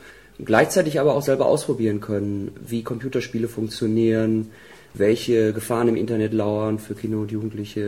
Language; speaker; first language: German; native; German